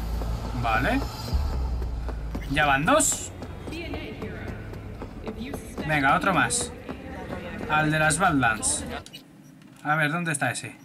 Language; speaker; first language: Spanish; native; Spanish